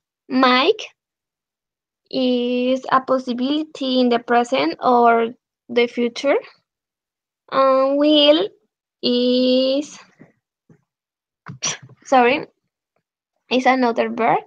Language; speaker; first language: English; non-native, learner; Spanish